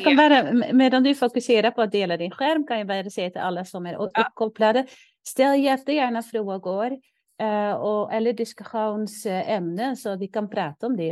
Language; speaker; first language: Swedish; non-native, fluent; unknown